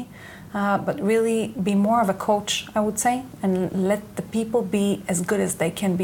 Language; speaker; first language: English; non-native, fluent; Hebrew